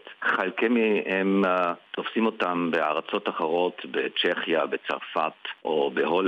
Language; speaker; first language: Hebrew; early bilingual, heritage; Hebrew